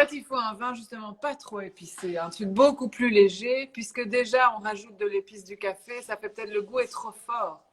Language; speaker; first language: French; native; French